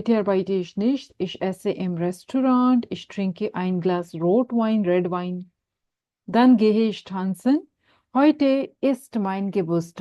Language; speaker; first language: German; non-native, fluent; Urdu